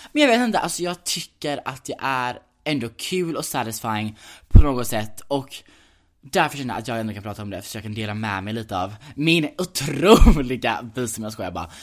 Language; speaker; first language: Swedish; early bilingual, heritage; Swedish